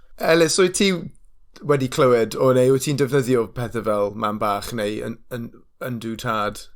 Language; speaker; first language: Welsh; non-native, local second language; English